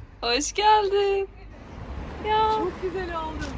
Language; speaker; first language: Turkish; native; Turkish